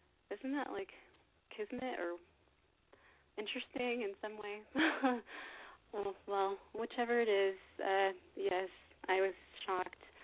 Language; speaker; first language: English; native; English